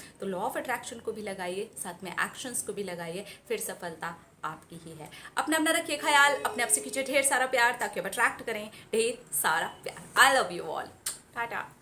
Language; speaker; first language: Hindi; native; Hindi